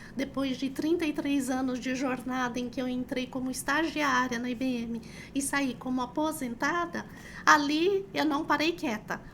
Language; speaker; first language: Portuguese; early bilingual, other home language; Chinese